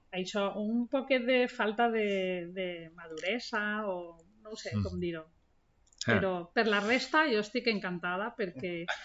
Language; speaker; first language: Catalan; native; Catalan